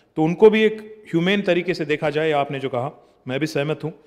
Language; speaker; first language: Hindi; non-native, local second language; Telugu